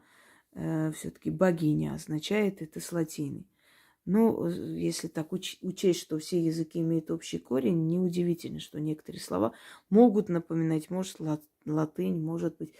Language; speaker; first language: Russian; native; Russian